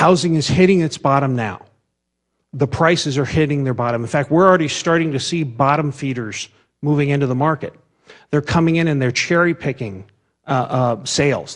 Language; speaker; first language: English; native; English